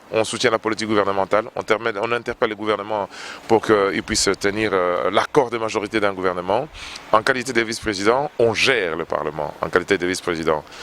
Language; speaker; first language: French; non-native, local second language; Luba-Lulua